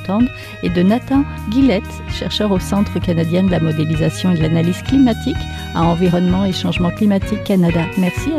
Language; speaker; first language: French; native; French